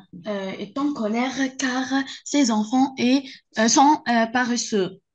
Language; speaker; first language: French; non-native, learner; Arabic